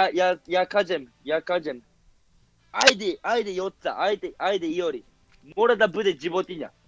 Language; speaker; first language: Croatian; non-native, learner; Japanese